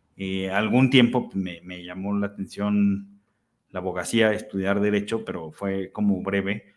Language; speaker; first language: Spanish; native; Spanish